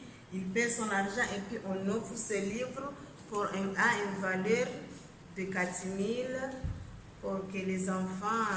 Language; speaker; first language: French; non-native, learner; Comorian